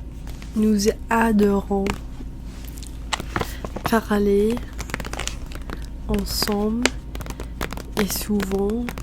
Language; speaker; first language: French; non-native, learner; English